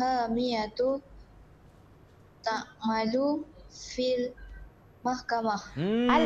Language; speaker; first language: Arabic; non-native, learner; Malay